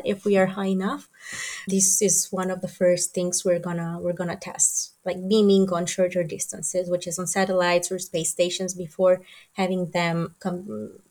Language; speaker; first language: English; non-native, fluent; Romanian